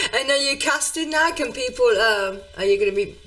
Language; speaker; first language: English; native; English